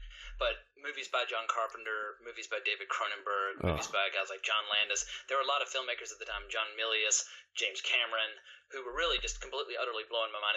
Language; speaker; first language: English; native; English